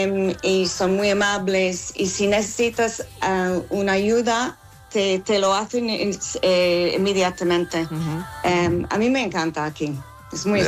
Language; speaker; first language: Spanish; non-native, fluent; English